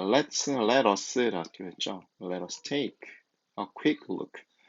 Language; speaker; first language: English; non-native, fluent; Korean